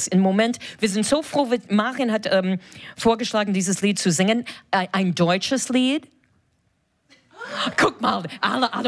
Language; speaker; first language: German; non-native, fluent; English